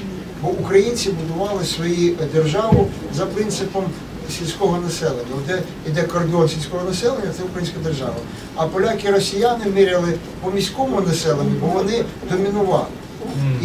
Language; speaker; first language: Ukrainian; native; Ukrainian